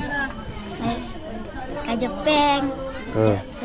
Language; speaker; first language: Indonesian; non-native, learner; Rohingya